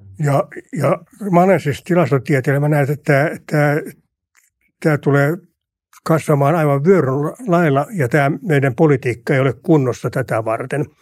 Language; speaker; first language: Finnish; native; Finnish